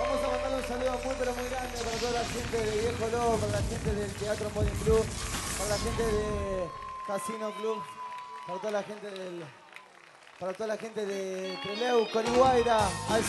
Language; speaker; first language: Spanish; native; Spanish